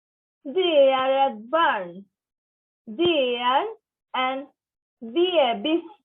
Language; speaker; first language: Swedish; non-native, learner; Bangla